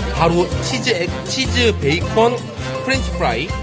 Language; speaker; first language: Korean; native; Korean